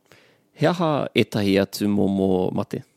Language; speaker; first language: Māori; non-native, learner; English